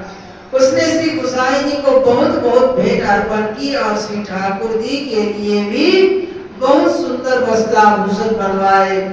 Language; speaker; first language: Hindi; native; Hindi